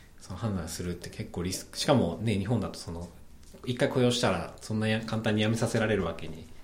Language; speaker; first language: Japanese; native; Japanese